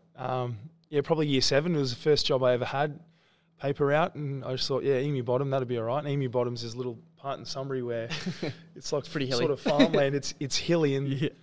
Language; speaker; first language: English; native; English